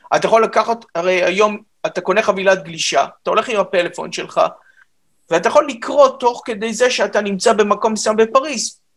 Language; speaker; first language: Hebrew; native; Hebrew